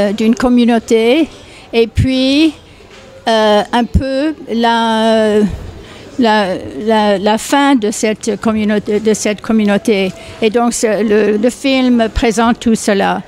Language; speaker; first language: French; non-native, fluent; English